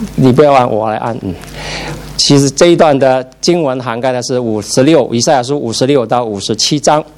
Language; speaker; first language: Chinese; native; Chinese